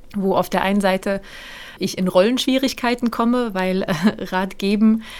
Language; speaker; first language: German; native; German